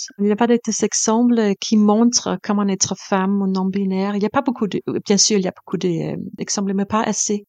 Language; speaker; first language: French; non-native, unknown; Danish